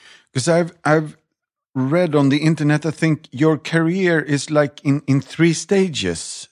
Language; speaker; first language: English; non-native, fluent; Swedish